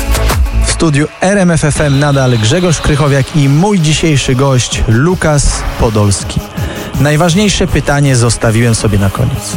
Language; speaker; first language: Polish; native; Polish